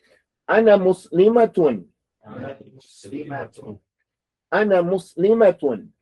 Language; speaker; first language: Arabic; non-native, fluent; English